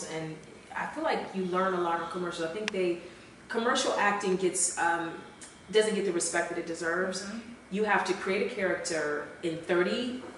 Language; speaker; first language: English; native; English